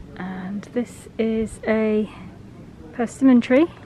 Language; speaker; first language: English; native; English